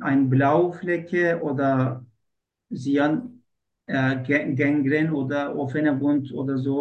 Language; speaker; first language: German; non-native, learner; Turkish